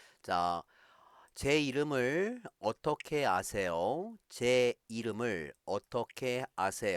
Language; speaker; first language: Korean; native; Korean